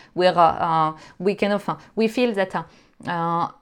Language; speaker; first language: English; non-native, fluent; French